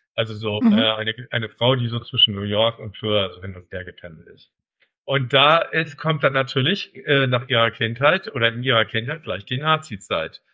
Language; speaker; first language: German; native; German